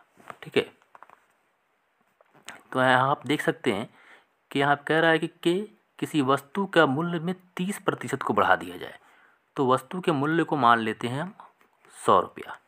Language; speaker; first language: Hindi; native; Hindi